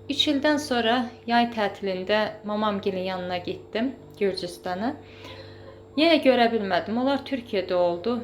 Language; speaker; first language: Azerbaijani; native; Azerbaijani